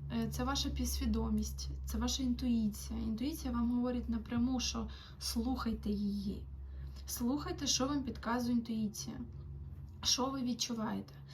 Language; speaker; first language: Ukrainian; non-native, local second language; Russian